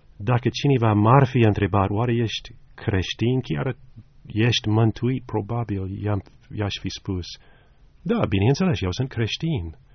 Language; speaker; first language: Romanian; non-native, fluent; English